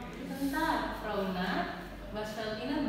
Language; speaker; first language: German; non-native, learner; Indonesian